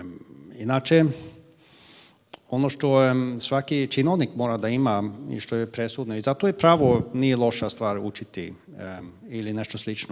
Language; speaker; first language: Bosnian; non-native, fluent; Swedish